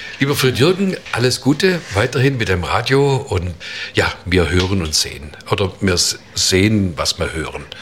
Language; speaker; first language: German; native; German